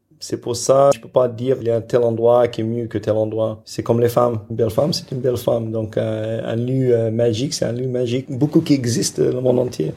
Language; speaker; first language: French; non-native, fluent; English